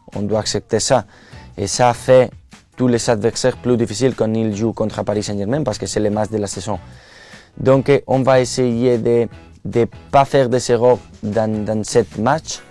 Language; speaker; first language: French; non-native, fluent; Spanish